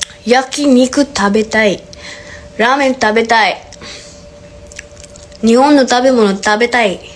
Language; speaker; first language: Japanese; non-native, learner; Filipino